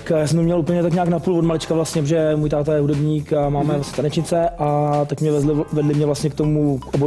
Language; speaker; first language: Czech; native; Czech